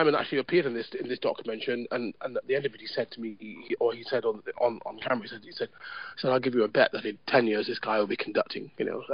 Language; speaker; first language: English; native; English